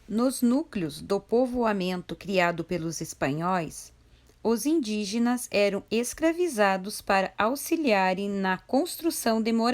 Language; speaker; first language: Portuguese; native; Portuguese